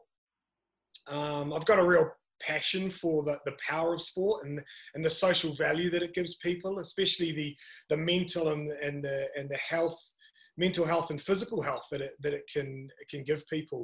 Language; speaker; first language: English; native; English